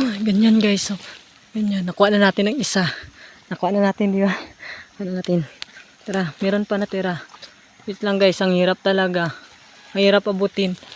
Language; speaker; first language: Filipino; non-native, local second language; Hiligaynon